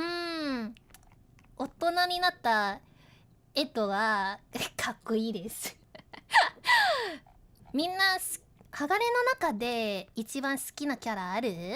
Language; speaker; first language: Japanese; non-native, learner; English